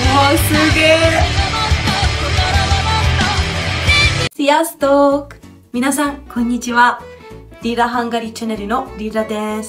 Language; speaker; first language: Japanese; non-native, fluent; Hungarian